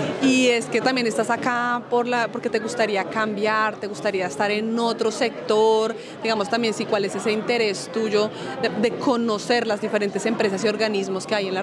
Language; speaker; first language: Spanish; native; Spanish